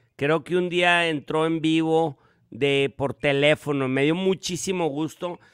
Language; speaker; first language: Spanish; native; Spanish